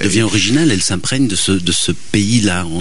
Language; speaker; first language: French; native; French